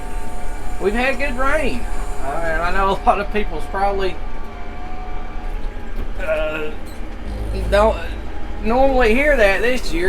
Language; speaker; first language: English; native; English